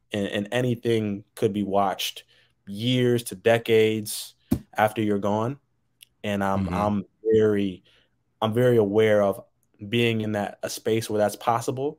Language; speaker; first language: English; native; English